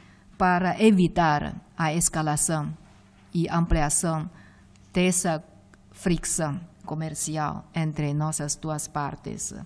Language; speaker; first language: Portuguese; non-native, fluent; Chinese